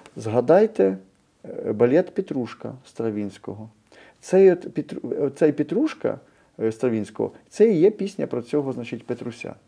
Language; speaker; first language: Ukrainian; native; Ukrainian